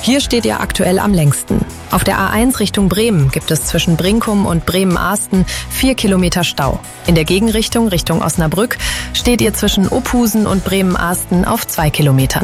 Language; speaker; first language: German; native; German